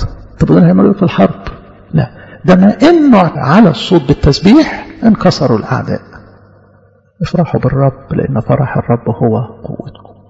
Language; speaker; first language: Arabic; native; Arabic